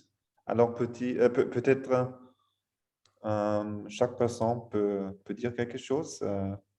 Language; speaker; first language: French; non-native, learner; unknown